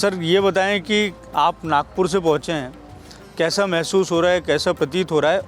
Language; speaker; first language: Hindi; native; Hindi